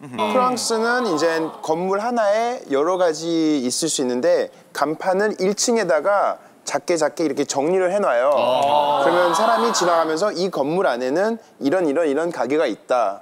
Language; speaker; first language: Korean; non-native, fluent; French